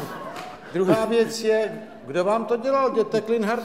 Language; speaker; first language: Czech; native; Czech